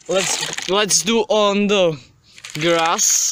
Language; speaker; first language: English; non-native, learner; Czech